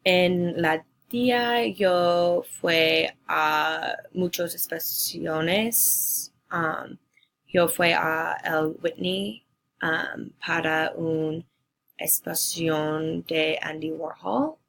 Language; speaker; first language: Spanish; non-native, learner; English